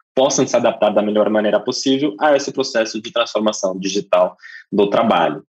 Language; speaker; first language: Portuguese; non-native, fluent; English